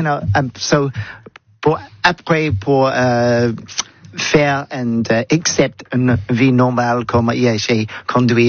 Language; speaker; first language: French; non-native, learner; English